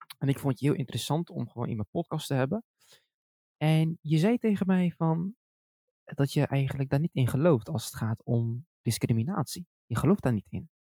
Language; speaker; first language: Dutch; early bilingual, other home language; Arabic